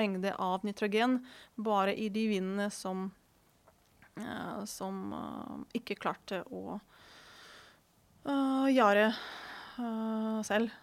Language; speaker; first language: Norwegian; non-native, fluent; Ukrainian